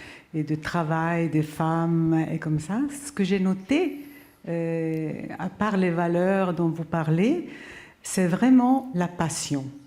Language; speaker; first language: French; non-native, local second language; Italian